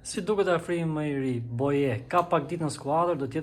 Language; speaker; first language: Albanian; native; Albanian